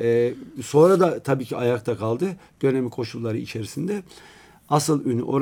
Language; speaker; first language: Turkish; native; Turkish